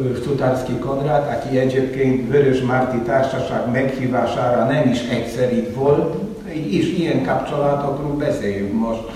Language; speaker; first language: Hungarian; non-native, fluent; Polish